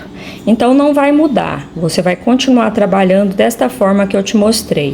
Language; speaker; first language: Portuguese; native; Portuguese